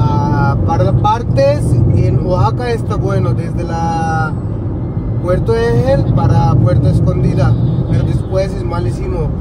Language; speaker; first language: Spanish; non-native, learner; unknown